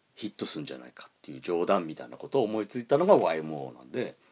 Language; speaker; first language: Japanese; native; Japanese